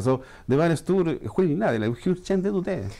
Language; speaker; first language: Swedish; non-native, fluent; Spanish